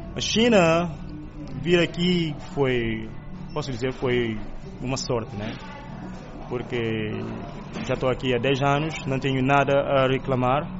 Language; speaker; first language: Portuguese; non-native, local second language; Kabuverdianu